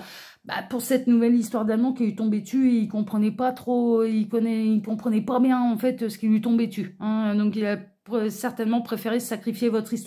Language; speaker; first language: French; native; French